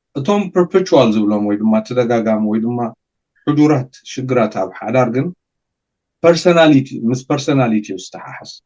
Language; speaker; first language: Tigrinya; native; Tigrinya